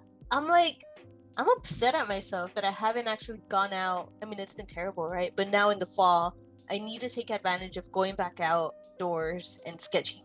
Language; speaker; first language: English; native; English